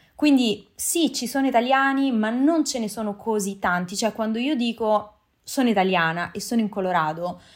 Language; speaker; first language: Italian; native; Italian